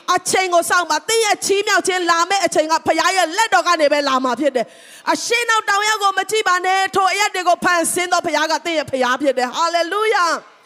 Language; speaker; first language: Burmese; non-native, local second language; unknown